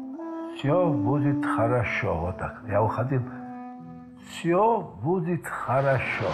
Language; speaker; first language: Russian; non-native, fluent; Georgian